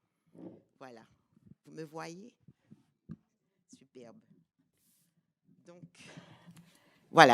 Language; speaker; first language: French; native; French